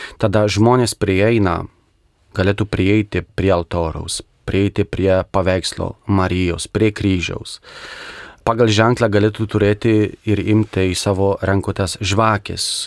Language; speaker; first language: Lithuanian; non-native, local second language; Polish